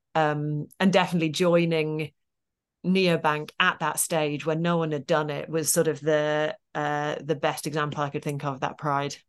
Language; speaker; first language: English; native; English